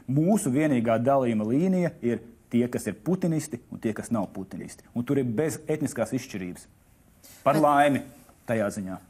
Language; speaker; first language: Latvian; native; Latvian